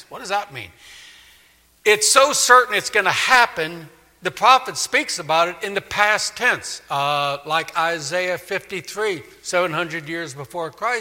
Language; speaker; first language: English; native; English